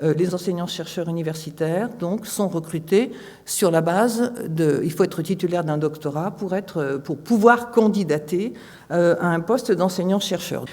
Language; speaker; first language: French; native; French